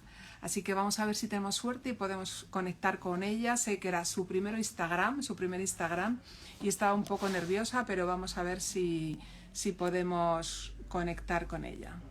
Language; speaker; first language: Spanish; native; Spanish